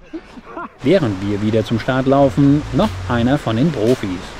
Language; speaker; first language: German; native; German